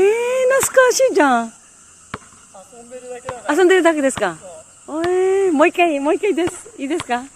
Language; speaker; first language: Japanese; non-native, learner; Filipino